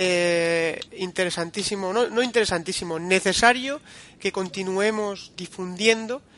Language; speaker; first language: Spanish; native; Spanish